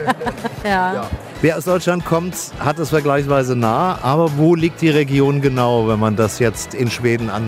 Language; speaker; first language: German; native; German